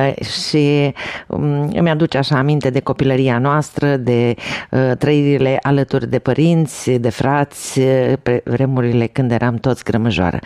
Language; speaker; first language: Romanian; native; Romanian